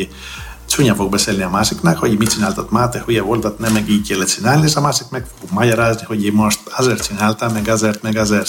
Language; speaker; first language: Hungarian; non-native, fluent; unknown